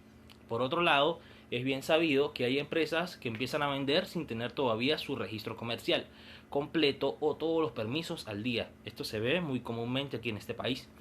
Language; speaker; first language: Spanish; native; Spanish